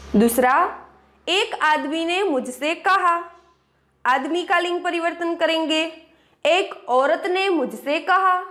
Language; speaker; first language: Hindi; non-native, local second language; Gujarati